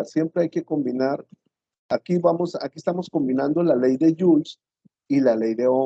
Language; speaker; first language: Spanish; native; Spanish